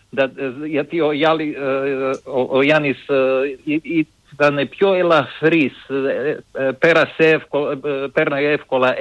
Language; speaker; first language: Greek; non-native, fluent; Serbian